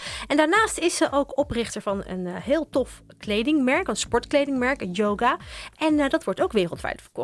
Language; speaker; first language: Dutch; native; Dutch